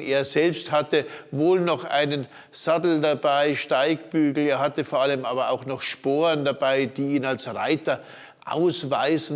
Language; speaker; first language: German; native; German